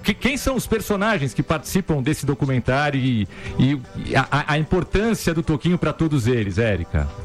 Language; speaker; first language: Portuguese; native; Portuguese